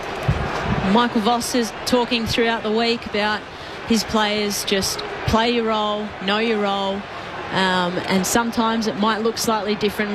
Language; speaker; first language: English; native; English